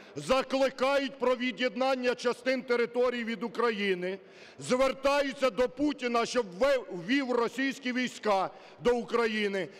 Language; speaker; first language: Ukrainian; native; Ukrainian